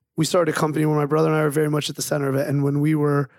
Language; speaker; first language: English; native; English